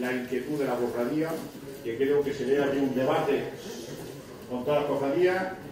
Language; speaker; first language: Spanish; native; Spanish